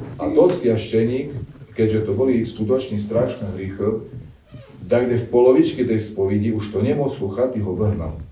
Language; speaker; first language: Slovak; non-native, local second language; Rusyn